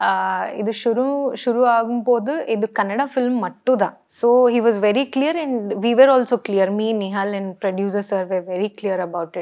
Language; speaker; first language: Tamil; non-native, learner; Kannada